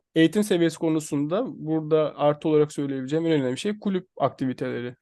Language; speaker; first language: Turkish; native; Turkish